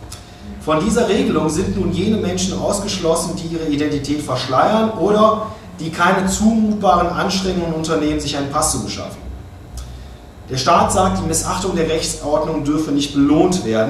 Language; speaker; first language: German; native; German